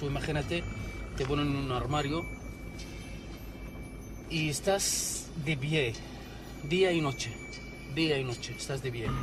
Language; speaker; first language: Spanish; non-native, fluent; Arabic